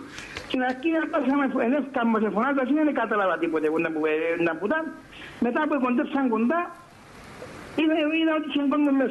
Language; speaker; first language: Greek; native; Greek